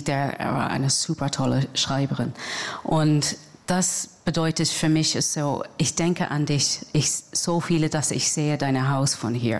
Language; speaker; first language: German; non-native, learner; English